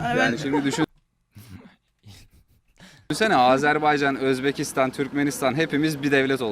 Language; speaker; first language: Turkish; native; Turkish